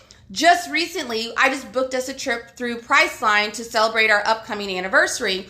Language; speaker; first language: English; native; English